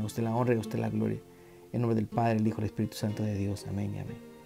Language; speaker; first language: Spanish; native; Spanish